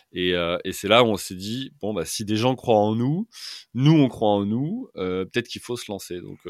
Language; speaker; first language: French; native; French